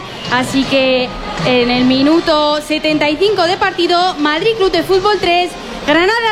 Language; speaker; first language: Spanish; native; Spanish